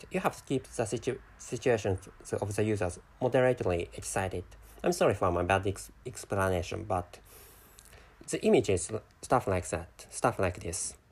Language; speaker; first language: English; non-native, fluent; Japanese